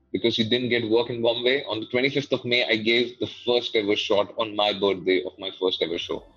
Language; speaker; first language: English; non-native, local second language; Hindi